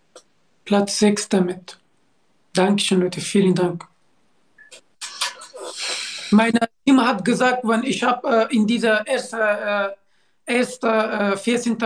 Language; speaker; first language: German; non-native, learner; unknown